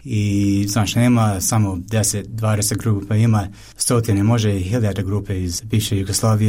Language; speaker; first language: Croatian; non-native, fluent; English